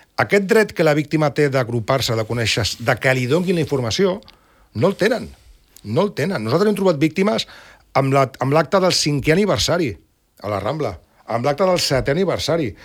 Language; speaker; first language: Catalan; non-native, local second language; Spanish